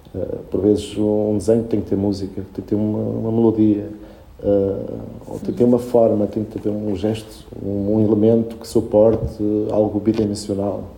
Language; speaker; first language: Portuguese; early bilingual, other home language; Spanish